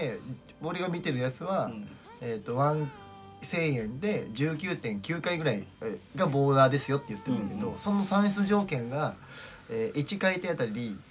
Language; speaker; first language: Japanese; native; Japanese